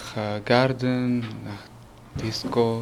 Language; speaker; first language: German; non-native, learner; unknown